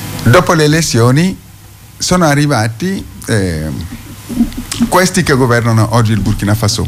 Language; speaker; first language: Italian; non-native, fluent; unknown